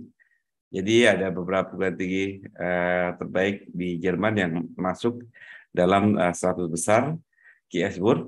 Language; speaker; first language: Indonesian; native; Indonesian